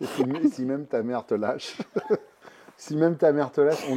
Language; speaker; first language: French; native; French